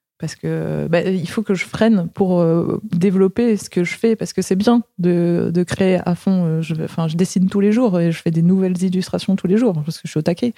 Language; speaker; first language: French; native; French